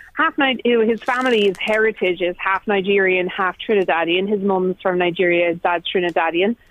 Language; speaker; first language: English; native; English